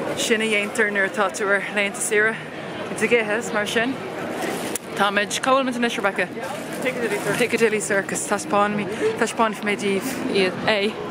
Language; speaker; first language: Irish; non-native, local second language; English